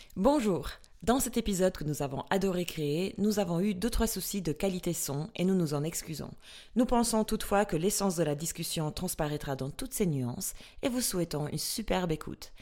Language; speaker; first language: French; non-native, fluent; Albanian